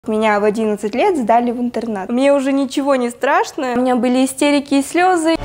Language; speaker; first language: Russian; non-native, local second language; Tuvinian